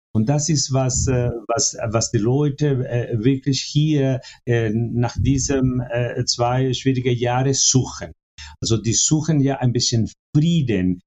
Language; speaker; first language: German; non-native, fluent; Spanish